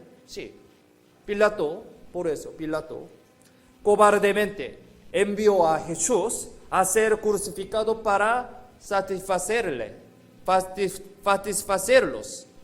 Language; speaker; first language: Spanish; non-native, fluent; Korean